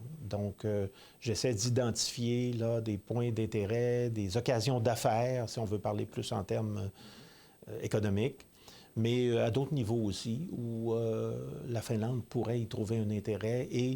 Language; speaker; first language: French; native; French